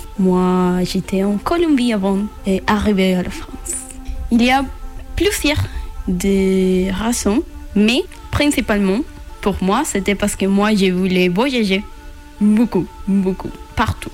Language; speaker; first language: French; non-native, learner; Spanish